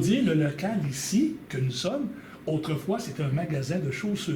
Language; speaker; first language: French; native; French